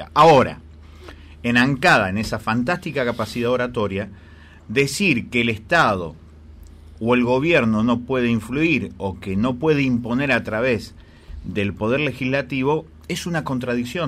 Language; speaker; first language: Spanish; native; Spanish